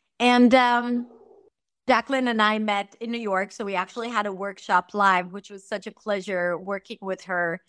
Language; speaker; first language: English; non-native, fluent; Hebrew